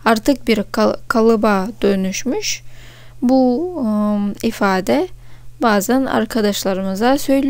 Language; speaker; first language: Turkish; non-native, fluent; Russian